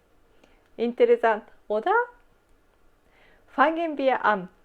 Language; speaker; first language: German; non-native, fluent; Japanese